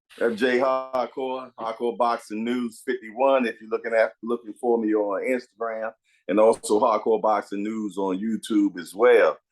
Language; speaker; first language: English; native; English